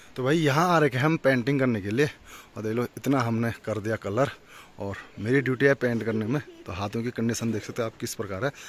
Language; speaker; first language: Hindi; native; Hindi